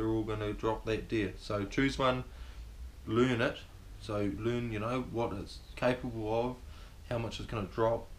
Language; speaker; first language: English; native; English